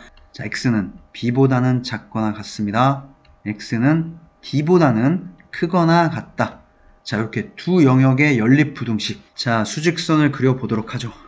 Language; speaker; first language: Korean; native; Korean